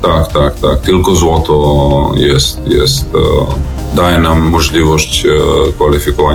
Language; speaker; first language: Polish; non-native, fluent; Serbian